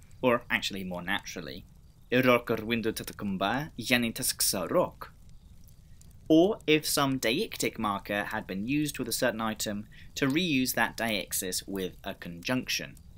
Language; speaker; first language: English; native; English